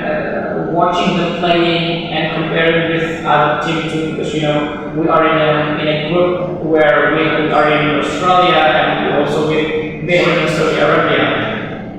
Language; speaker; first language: English; non-native, fluent; Indonesian